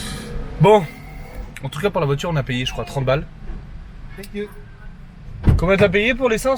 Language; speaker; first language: French; native; French